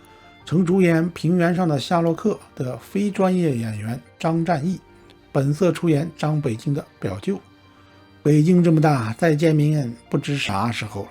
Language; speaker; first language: Chinese; native; Chinese